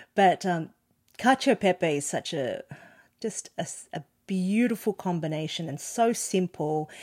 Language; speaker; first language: English; non-native, local second language; Cantonese